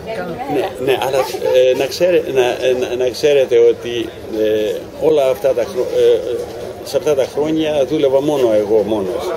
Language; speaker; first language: Greek; non-native, learner; Ukrainian